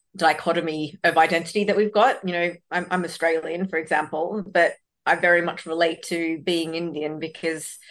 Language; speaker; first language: English; native; English